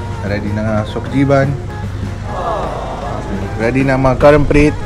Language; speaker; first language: Filipino; early bilingual, heritage; Filipino